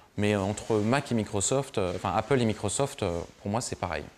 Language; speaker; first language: French; native; French